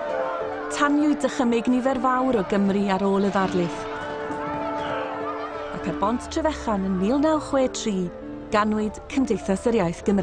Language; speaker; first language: Welsh; native; Welsh